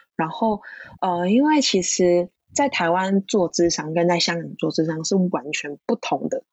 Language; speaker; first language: Chinese; non-native, local second language; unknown